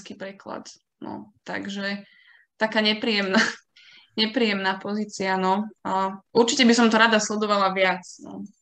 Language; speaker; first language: Slovak; native; Slovak